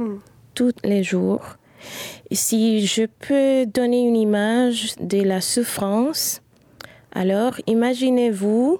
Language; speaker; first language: French; non-native, fluent; Spanish